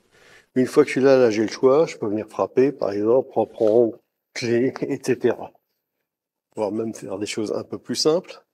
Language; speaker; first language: French; native; French